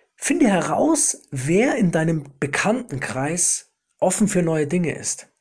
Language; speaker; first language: German; native; German